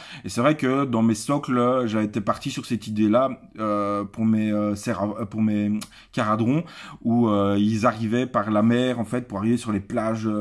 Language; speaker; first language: French; native; French